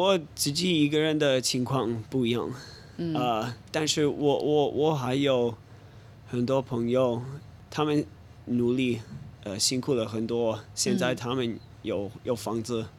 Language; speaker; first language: Chinese; non-native, fluent; English